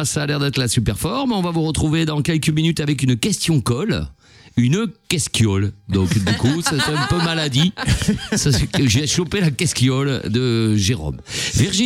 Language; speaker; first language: French; native; French